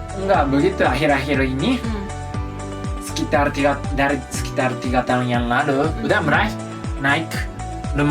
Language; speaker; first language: Indonesian; non-native, fluent; Japanese